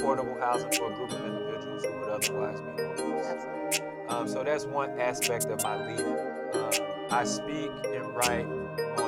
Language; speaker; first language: English; native; English